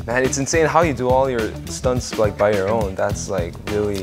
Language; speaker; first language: English; early bilingual, other home language; Korean